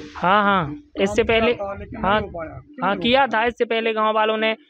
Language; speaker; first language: Hindi; native; Hindi